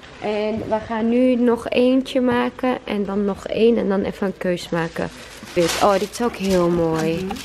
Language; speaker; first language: Dutch; non-native, fluent; Chechen